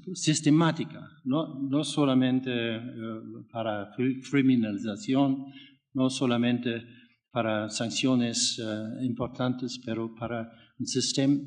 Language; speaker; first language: Spanish; non-native, learner; German